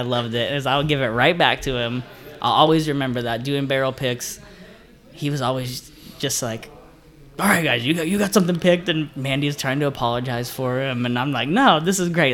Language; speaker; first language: English; native; English